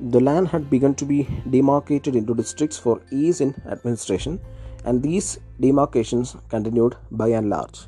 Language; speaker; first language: English; non-native, local second language; Malayalam